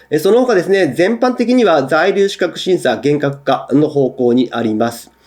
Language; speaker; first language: Japanese; native; Japanese